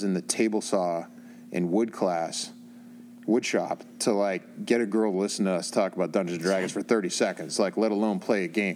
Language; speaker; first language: English; native; English